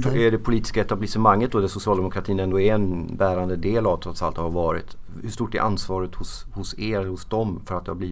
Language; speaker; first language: Swedish; native; Swedish